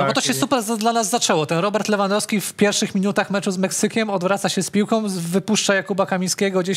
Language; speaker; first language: Polish; native; Polish